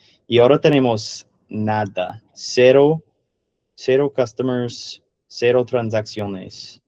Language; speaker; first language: Spanish; non-native, learner; English